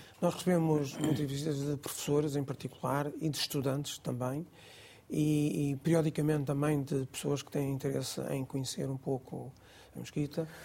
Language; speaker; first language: Portuguese; non-native, local second language; Gujarati